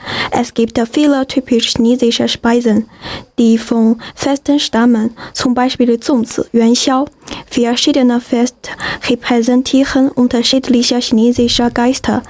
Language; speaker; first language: German; non-native, learner; Chinese